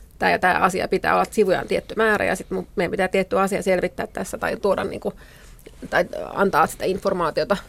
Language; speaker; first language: Finnish; native; Finnish